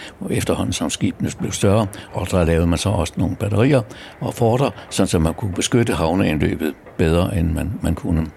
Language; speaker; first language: Danish; native; Danish